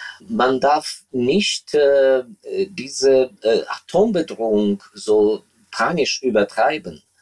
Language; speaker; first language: German; non-native, fluent; Ukrainian